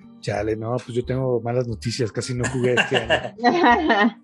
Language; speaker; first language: Spanish; native; Spanish